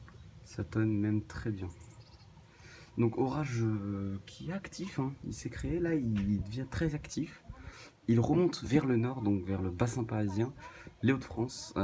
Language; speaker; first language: French; native; French